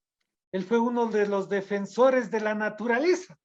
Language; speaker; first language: Spanish; native; Spanish